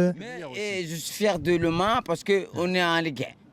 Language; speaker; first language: French; non-native, local second language; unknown